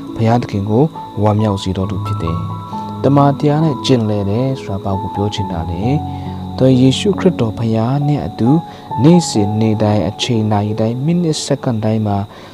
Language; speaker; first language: Burmese; non-native, local second language; Kachin